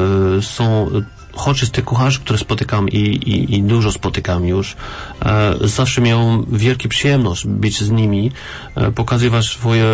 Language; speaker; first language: Polish; non-native, learner; French